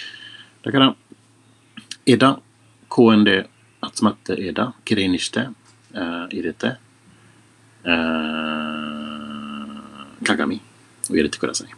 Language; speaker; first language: Japanese; non-native, fluent; Swedish